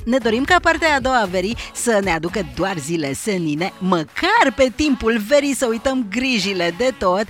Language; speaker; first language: Romanian; native; Romanian